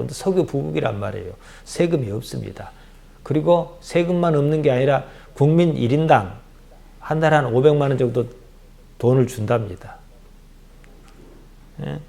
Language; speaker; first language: Korean; native; Korean